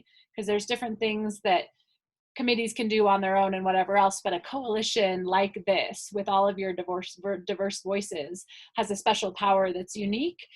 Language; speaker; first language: English; native; English